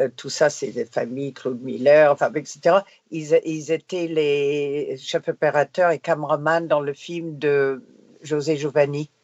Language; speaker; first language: French; non-native, fluent; English